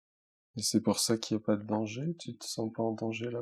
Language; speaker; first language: French; native; French